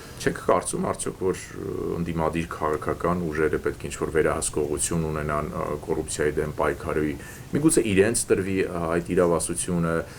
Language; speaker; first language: Armenian; native; Armenian